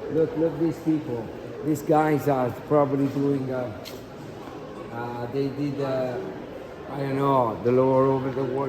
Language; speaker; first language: English; non-native, fluent; Italian